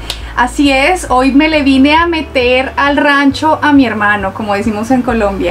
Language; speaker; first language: Spanish; native; Spanish